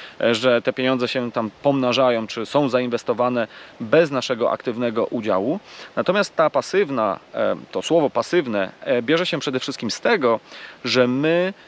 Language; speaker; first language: Polish; native; Polish